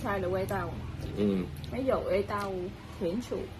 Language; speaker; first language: Chinese; non-native, learner; Vietnamese